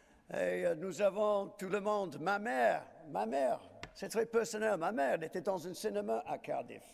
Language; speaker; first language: French; non-native, fluent; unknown